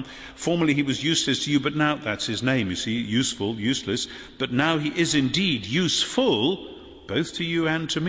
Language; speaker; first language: English; native; English